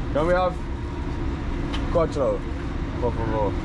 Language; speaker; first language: Spanish; non-native, learner; English